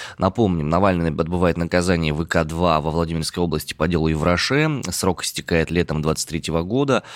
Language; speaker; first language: Russian; native; Russian